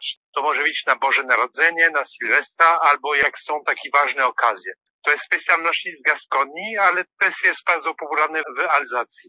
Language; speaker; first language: Polish; non-native, fluent; French